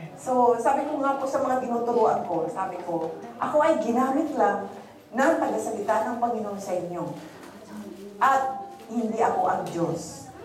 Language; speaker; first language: Filipino; non-native, local second language; Bikol